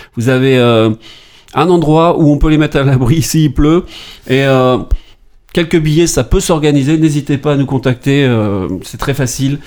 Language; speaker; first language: French; native; French